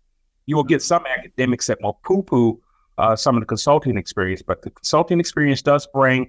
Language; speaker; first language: English; native; English